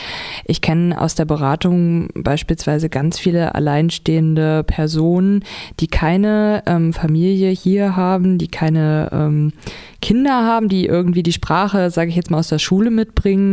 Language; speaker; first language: German; native; German